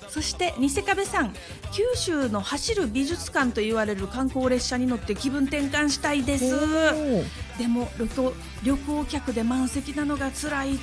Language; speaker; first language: Japanese; native; Japanese